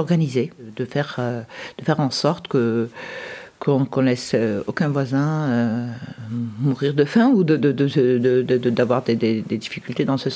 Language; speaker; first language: French; early bilingual, other home language; Arabic